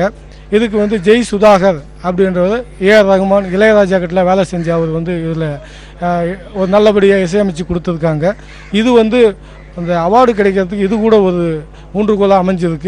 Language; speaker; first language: Tamil; native; Tamil